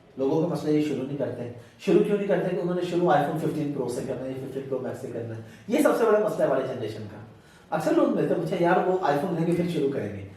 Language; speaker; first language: Urdu; non-native, local second language; Punjabi